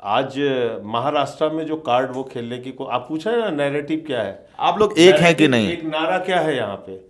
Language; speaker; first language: Hindi; native; Hindi